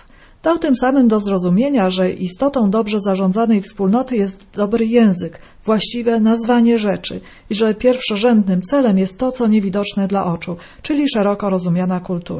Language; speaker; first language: Polish; native; Polish